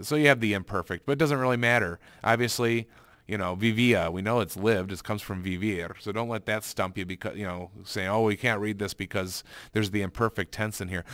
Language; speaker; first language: English; native; English